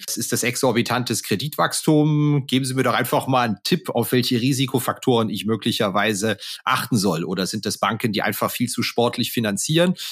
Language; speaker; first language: German; native; German